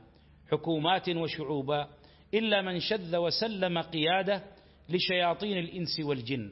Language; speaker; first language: Arabic; native; Arabic